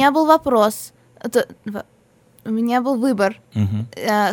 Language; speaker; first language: Russian; early bilingual, heritage; Russian